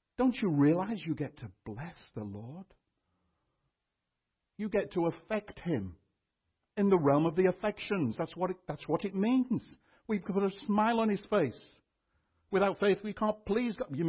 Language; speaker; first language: English; native; English